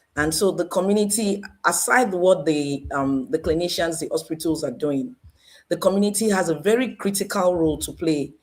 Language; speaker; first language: English; non-native, local second language; Yoruba